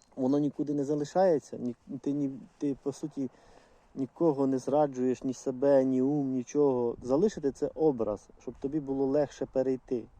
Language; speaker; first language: Ukrainian; non-native, local second language; Russian